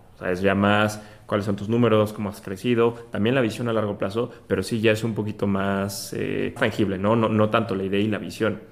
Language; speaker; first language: Spanish; native; Spanish